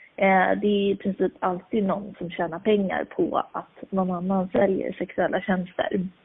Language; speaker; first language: Swedish; native; Swedish